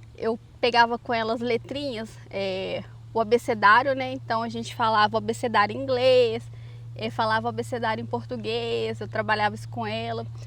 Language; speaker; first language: Portuguese; native; Portuguese